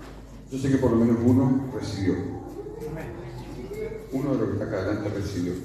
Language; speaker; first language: Spanish; native; Spanish